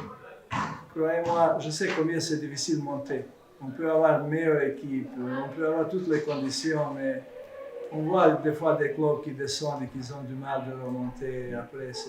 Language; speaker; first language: French; non-native, fluent; Serbian